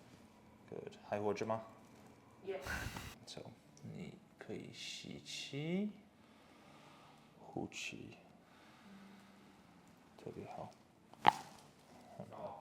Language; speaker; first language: Chinese; non-native, fluent; English